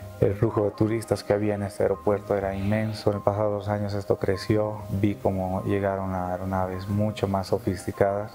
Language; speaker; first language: Spanish; native; Spanish